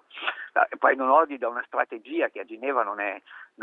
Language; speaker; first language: Italian; native; Italian